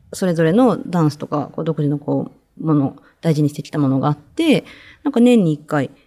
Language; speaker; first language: Japanese; native; Japanese